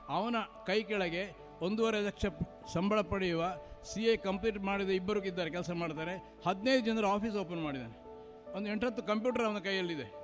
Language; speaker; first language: Kannada; non-native, local second language; Marathi